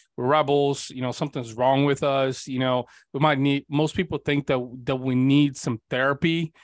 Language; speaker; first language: English; early bilingual, other home language; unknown